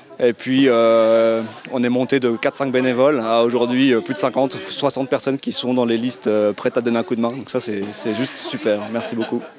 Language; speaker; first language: French; native; French